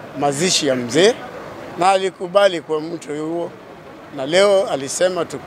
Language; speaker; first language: Swahili; non-native, local second language; Luo (Kenya and Tanzania)